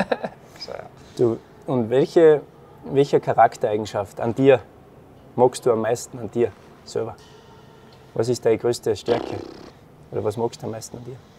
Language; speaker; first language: German; native; German